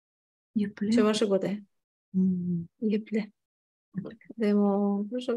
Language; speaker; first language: Japanese; non-native, fluent; Tatar